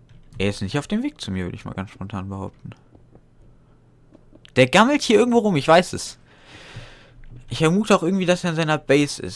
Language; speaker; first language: German; native; German